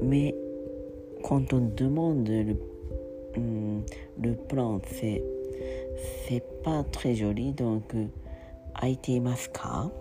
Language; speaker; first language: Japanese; non-native, learner; French